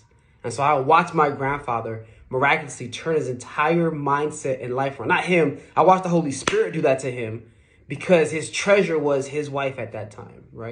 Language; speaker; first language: English; native; English